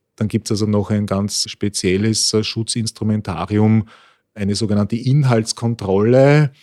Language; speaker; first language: German; native; German